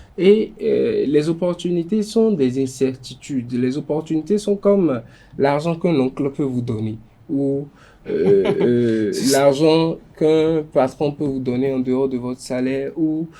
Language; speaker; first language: French; non-native, local second language; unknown